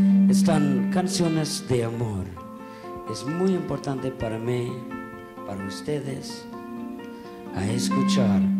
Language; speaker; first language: Spanish; non-native, learner; English